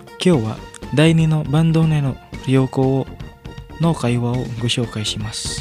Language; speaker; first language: Japanese; non-native, fluent; Indonesian